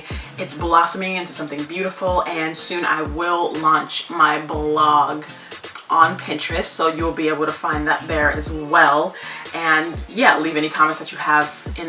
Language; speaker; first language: English; native; English